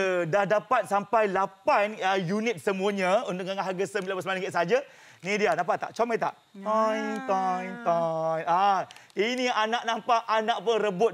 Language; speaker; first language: Malay; native; Malay